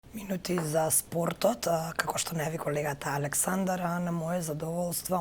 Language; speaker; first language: Macedonian; native; Macedonian